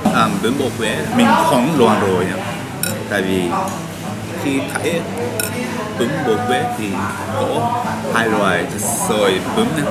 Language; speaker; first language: Vietnamese; non-native, learner; Japanese